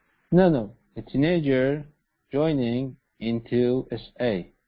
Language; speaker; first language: English; non-native, learner; Persian